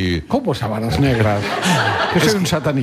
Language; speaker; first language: Spanish; native; Spanish